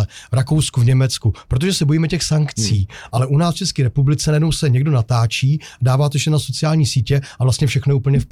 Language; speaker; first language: Czech; native; Czech